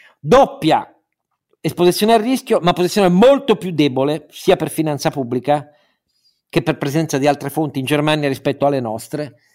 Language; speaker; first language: Italian; native; Italian